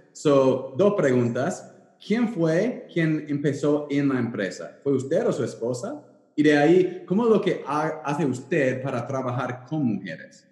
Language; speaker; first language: Spanish; non-native, fluent; English